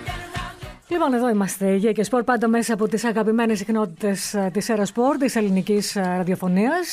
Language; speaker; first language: Greek; native; Greek